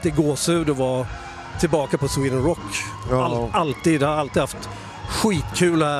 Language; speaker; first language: Swedish; native; Swedish